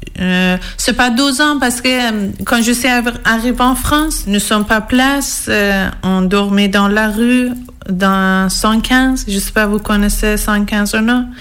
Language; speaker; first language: French; non-native, learner; Persian